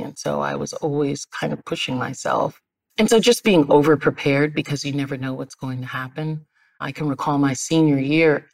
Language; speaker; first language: English; native; English